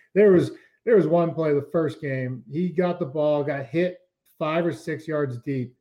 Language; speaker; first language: English; native; English